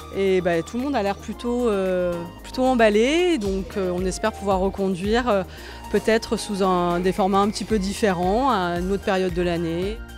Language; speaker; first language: French; native; French